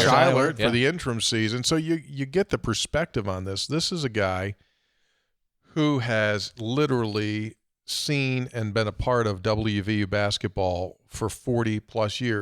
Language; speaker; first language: English; native; English